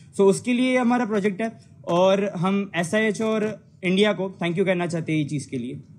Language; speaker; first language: Hindi; non-native, local second language; Gujarati